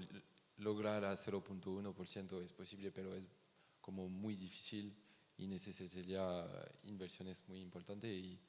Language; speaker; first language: Spanish; non-native, fluent; French